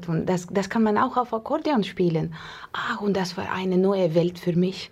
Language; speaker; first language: German; non-native, learner; Russian